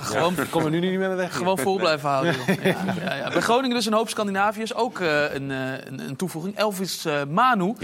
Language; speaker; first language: Dutch; native; Dutch